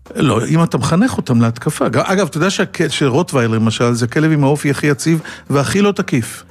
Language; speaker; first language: Hebrew; native; Hebrew